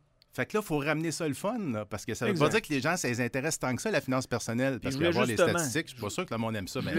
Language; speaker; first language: French; native; French